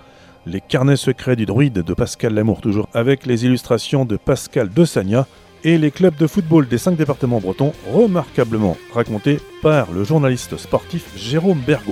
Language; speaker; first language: French; native; French